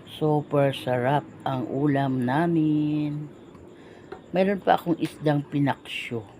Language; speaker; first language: Filipino; non-native, local second language; Cebuano